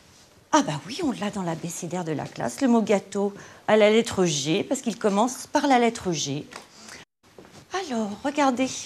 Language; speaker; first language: French; native; French